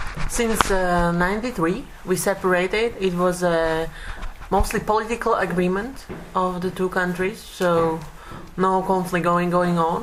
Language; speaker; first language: English; non-native, fluent; Slovak